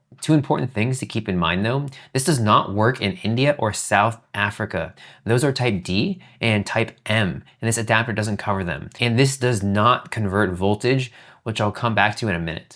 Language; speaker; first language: English; native; English